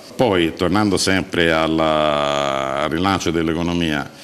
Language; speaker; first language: Italian; native; Italian